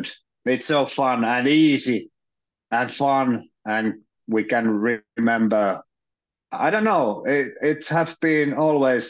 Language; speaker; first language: English; non-native, learner; Finnish